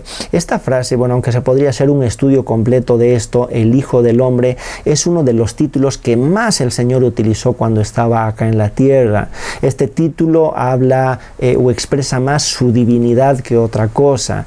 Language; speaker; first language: Spanish; native; Spanish